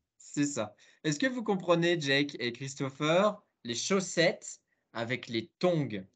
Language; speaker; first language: French; non-native, fluent; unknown